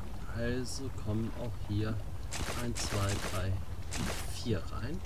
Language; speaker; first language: German; native; German